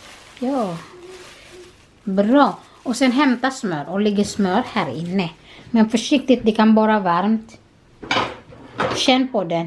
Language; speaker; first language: Swedish; non-native, learner; Cebuano